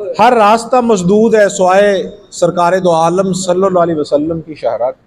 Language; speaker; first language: Urdu; non-native, local second language; Punjabi